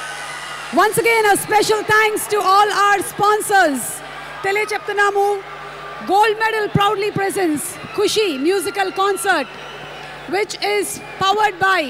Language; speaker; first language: Telugu; native; Telugu